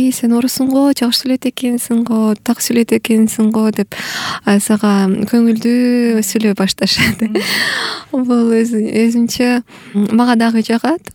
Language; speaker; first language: Kyrgyz; non-native, local second language; Russian